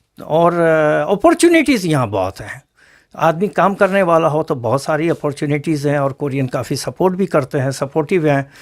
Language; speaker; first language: Urdu; native; Urdu